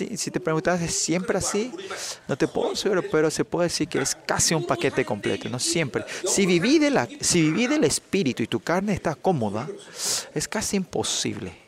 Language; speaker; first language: Spanish; non-native, fluent; Korean